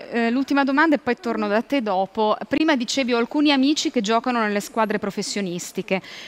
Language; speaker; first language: Italian; native; Italian